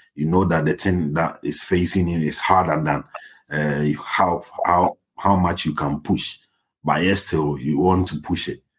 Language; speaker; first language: English; non-native, local second language; Akan